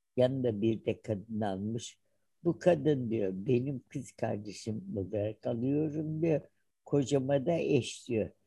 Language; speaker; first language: Turkish; native; Turkish